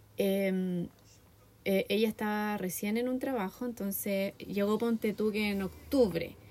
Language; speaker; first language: Spanish; native; Spanish